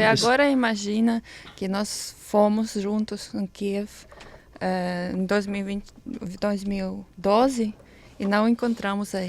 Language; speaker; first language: Portuguese; non-native, learner; Ukrainian